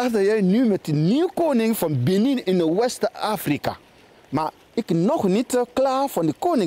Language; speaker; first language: Dutch; non-native, learner; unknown